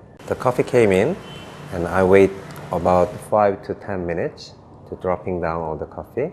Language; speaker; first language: English; non-native, fluent; Korean